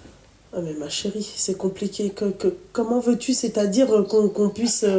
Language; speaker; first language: French; native; French